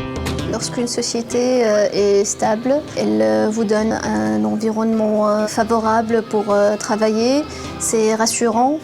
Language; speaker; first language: French; non-native, local second language; Arabic